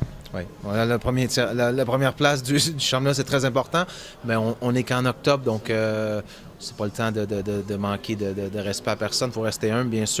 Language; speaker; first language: French; native; French